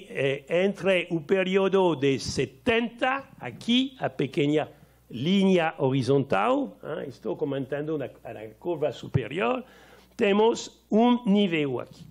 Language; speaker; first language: Portuguese; non-native, learner; French